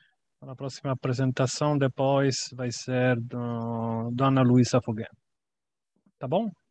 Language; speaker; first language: Portuguese; non-native, fluent; Italian